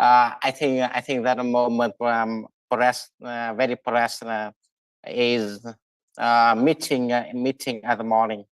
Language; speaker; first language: English; non-native, learner; Vietnamese